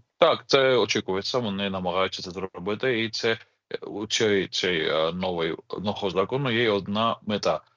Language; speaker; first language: Ukrainian; non-native, fluent; Georgian